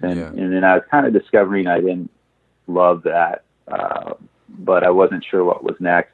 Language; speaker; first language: English; native; English